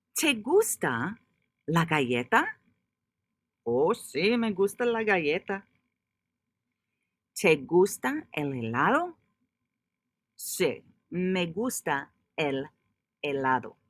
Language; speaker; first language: Spanish; non-native, fluent; English